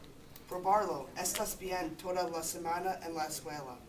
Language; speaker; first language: Spanish; non-native, learner; English